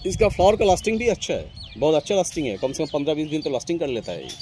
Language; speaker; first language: Hindi; non-native, local second language; Bangla